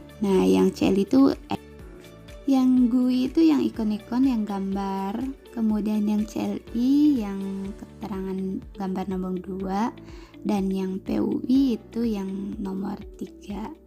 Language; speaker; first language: Indonesian; native; Indonesian